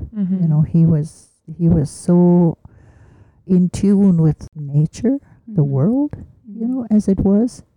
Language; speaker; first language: English; native; English